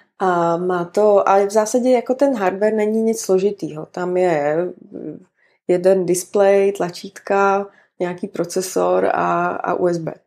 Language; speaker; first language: Czech; native; Czech